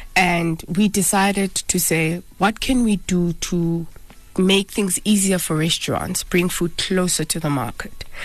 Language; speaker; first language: English; non-native, local second language; Zulu